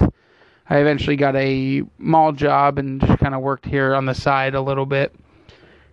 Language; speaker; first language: English; native; English